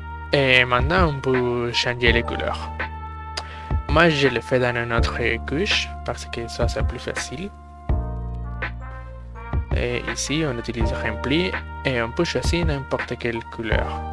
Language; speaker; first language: French; non-native, fluent; Spanish